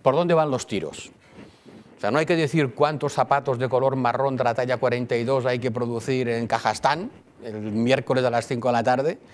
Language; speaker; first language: Spanish; non-native, local second language; Catalan